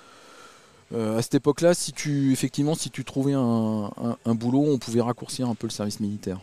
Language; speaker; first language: French; native; French